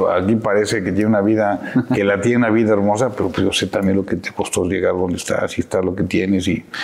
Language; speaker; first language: Spanish; native; Spanish